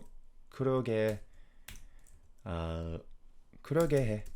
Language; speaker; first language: Korean; non-native, fluent; English